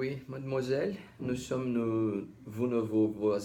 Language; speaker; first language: French; non-native, learner; Portuguese